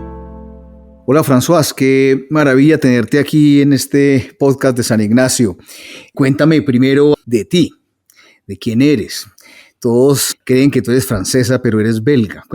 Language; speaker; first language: Spanish; native; Spanish